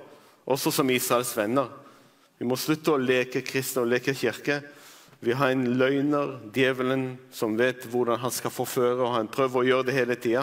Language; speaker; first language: Norwegian; non-native, fluent; Arabic